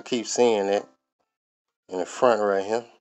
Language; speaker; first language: English; native; English